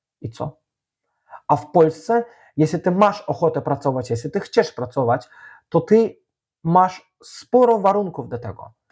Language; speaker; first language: Polish; non-native, fluent; Azerbaijani